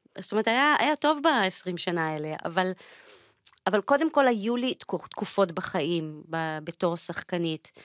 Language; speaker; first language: Hebrew; native; Hebrew